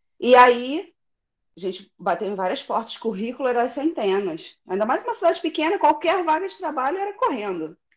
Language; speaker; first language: Portuguese; native; Portuguese